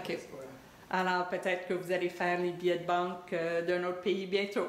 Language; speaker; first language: French; native; French